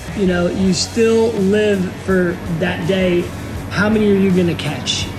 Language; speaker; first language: English; native; English